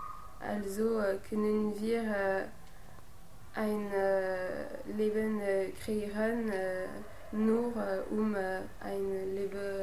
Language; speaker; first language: German; non-native, learner; French